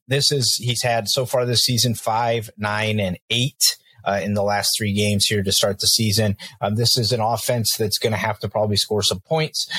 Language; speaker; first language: English; native; English